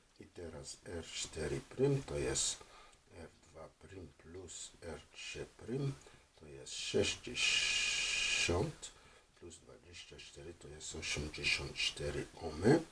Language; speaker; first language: Polish; non-native, fluent; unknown